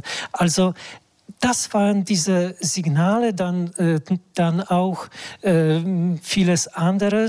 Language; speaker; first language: German; non-native, fluent; Polish